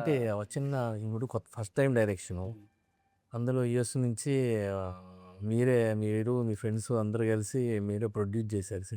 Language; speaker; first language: Telugu; native; Telugu